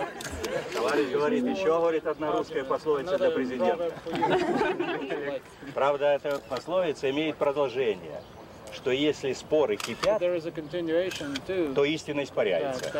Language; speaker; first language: Russian; native; Russian